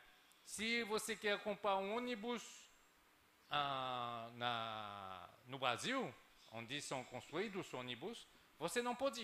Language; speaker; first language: Portuguese; non-native, fluent; French